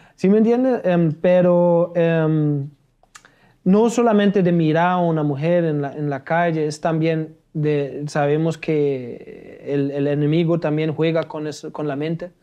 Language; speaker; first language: Spanish; non-native, fluent; German